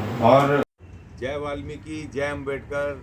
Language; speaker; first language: Hindi; native; Hindi